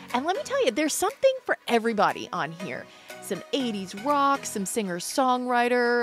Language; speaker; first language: English; native; English